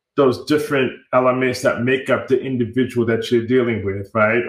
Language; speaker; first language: English; native; English